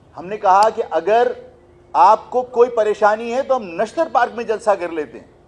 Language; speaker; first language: Urdu; native; Urdu